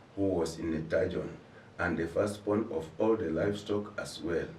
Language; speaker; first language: English; non-native, local second language; Swahili